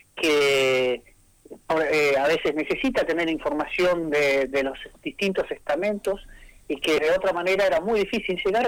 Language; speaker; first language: Spanish; native; Spanish